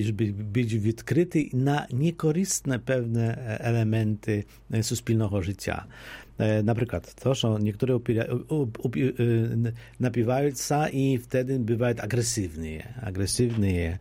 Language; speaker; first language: Polish; non-native, local second language; Ukrainian